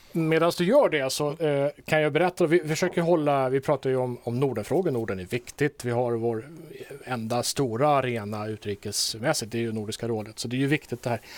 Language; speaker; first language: Swedish; native; Swedish